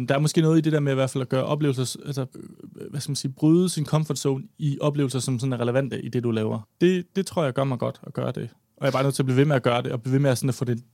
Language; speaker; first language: Danish; native; Danish